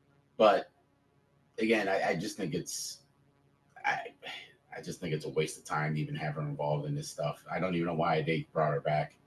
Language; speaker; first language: English; native; English